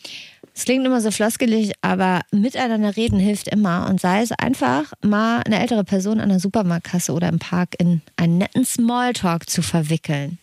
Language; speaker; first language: German; native; German